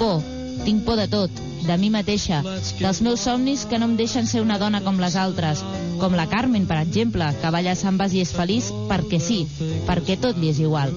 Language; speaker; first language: Catalan; native; Catalan